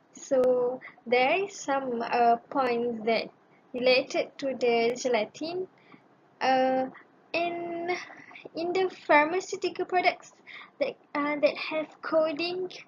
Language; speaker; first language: English; non-native, local second language; Malay